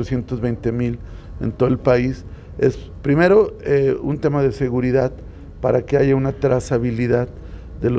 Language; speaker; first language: Spanish; native; Spanish